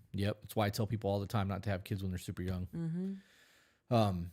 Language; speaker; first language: English; native; English